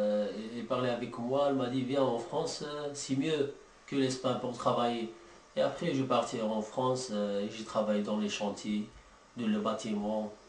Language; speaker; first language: French; non-native, learner; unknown